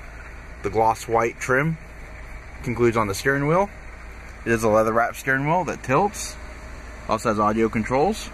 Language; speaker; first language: English; native; English